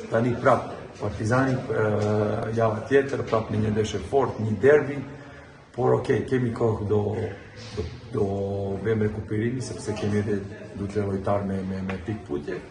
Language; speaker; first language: Albanian; non-native, fluent; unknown